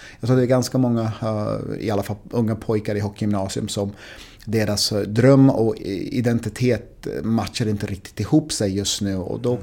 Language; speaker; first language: Swedish; non-native, fluent; English